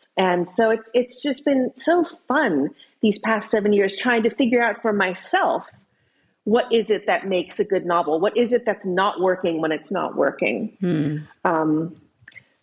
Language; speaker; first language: English; native; English